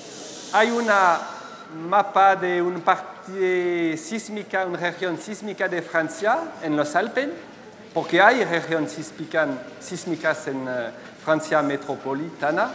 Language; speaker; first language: Spanish; non-native, fluent; French